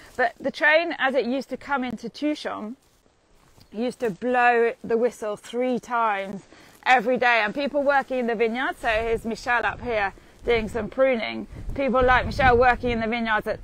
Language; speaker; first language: English; native; English